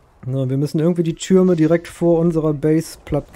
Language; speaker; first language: German; native; German